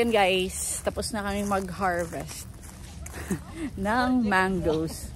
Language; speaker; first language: Filipino; native; Filipino